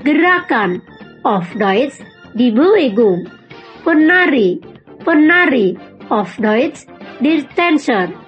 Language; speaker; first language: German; non-native, fluent; Indonesian